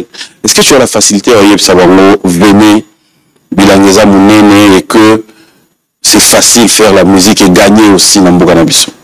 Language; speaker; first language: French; non-native, local second language; Lingala